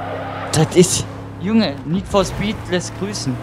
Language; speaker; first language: German; native; German